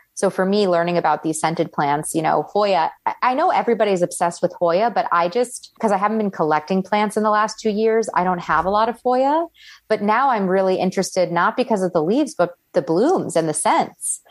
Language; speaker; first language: English; early bilingual, other home language; Italian